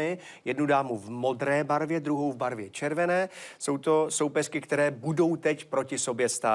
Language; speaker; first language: Czech; native; Czech